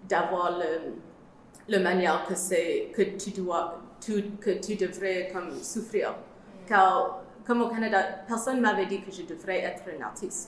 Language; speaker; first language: French; non-native, learner; English